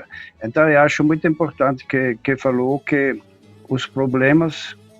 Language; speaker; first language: Portuguese; non-native, fluent; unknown